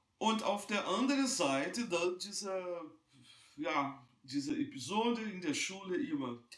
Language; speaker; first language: German; non-native, fluent; Portuguese